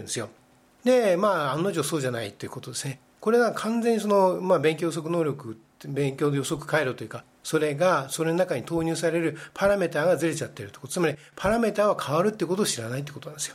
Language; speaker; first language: Japanese; native; Japanese